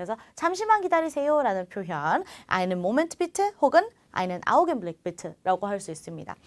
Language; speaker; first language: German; non-native, fluent; Korean